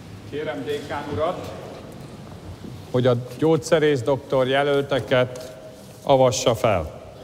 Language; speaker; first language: Hungarian; native; Hungarian